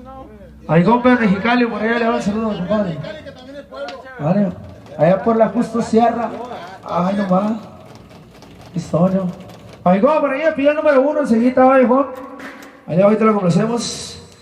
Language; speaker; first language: Spanish; native; Spanish